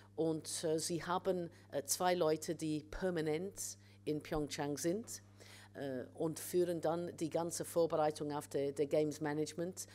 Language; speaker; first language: German; non-native, fluent; English